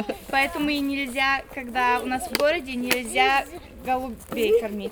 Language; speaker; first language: Russian; early bilingual, heritage; Russian